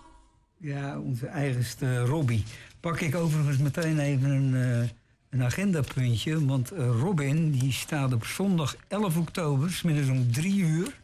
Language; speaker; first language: Dutch; native; Dutch